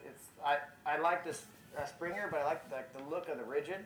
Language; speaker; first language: English; native; English